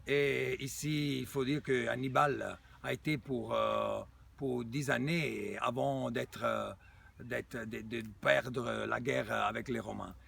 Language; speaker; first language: French; non-native, fluent; Italian